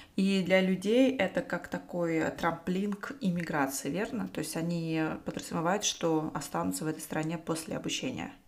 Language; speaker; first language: Russian; native; Russian